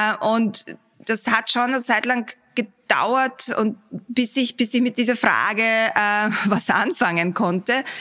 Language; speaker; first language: German; early bilingual, other home language; Bosnian